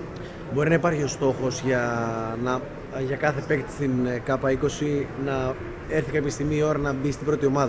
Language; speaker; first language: Greek; native; Greek